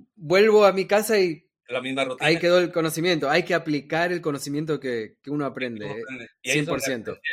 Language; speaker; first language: Spanish; native; Spanish